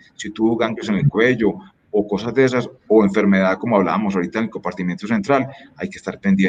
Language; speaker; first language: Spanish; native; Spanish